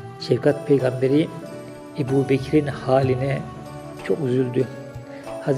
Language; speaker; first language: Turkish; native; Turkish